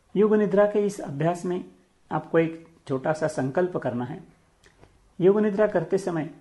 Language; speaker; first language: Hindi; non-native, local second language; Marathi